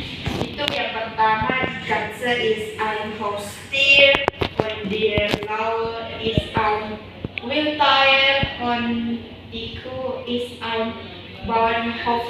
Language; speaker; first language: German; non-native, learner; Indonesian